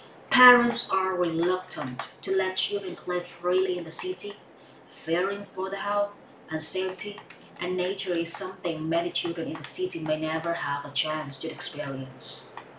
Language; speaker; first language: English; non-native, fluent; Vietnamese